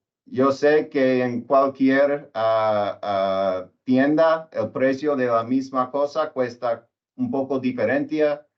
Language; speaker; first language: Spanish; non-native, learner; English